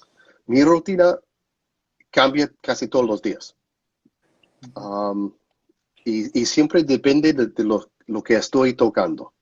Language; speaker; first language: Spanish; non-native, fluent; English